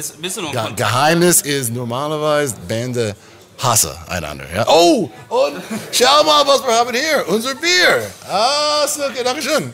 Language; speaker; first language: German; non-native, learner; English